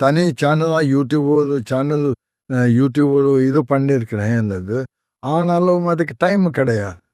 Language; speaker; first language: Tamil; non-native, fluent; Konkani